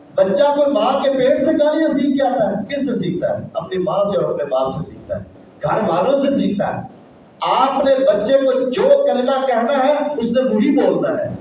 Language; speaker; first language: Urdu; non-native, local second language; Punjabi